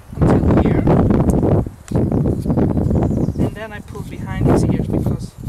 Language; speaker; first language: English; non-native, fluent; Swedish